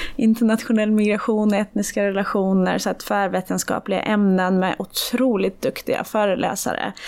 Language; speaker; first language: Swedish; early bilingual, other home language; Persian